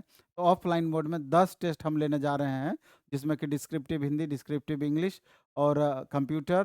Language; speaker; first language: Hindi; native; Hindi